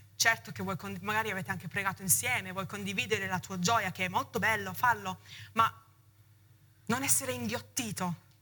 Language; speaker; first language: Italian; early bilingual, heritage; Italian